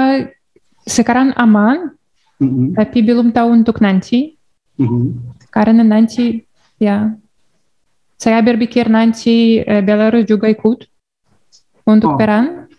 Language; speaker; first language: Indonesian; non-native, learner; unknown